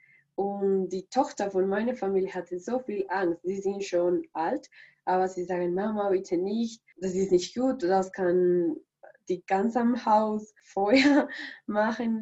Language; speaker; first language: German; non-native, learner; Spanish